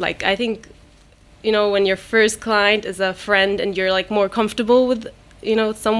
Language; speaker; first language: English; non-native, fluent; German